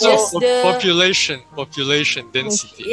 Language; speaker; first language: English; non-native, fluent; Russian